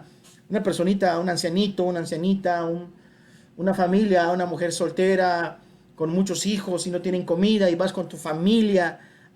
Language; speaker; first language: Spanish; native; Spanish